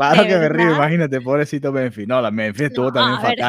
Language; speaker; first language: Spanish; native; Spanish